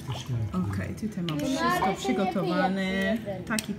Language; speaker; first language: Polish; non-native, learner; English